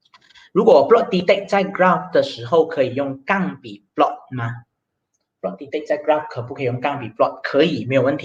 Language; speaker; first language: Chinese; native; Chinese